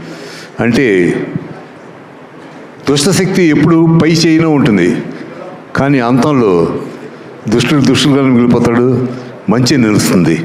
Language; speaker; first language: Telugu; native; Telugu